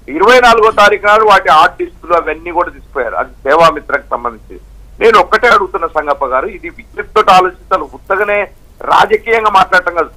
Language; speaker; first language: Telugu; native; Telugu